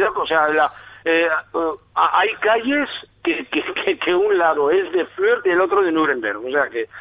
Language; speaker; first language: Spanish; non-native, fluent; German